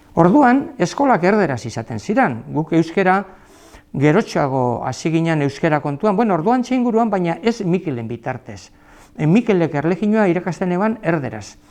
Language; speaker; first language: Basque; native; Basque